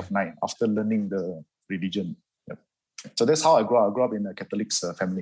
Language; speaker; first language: English; non-native, local second language; Hakka Chinese